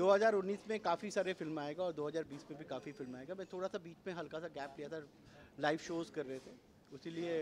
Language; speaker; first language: Hindi; non-native, local second language; Bangla